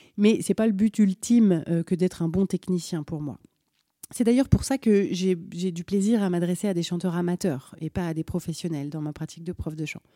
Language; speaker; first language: French; native; French